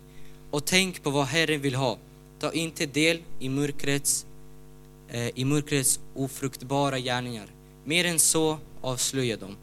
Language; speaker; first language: Swedish; non-native, learner; Ukrainian